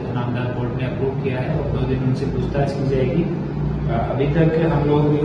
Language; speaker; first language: Hindi; non-native, local second language; Gujarati